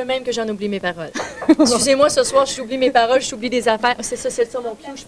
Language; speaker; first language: French; native; French